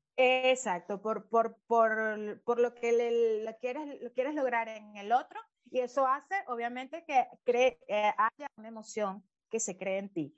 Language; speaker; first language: Spanish; native; Spanish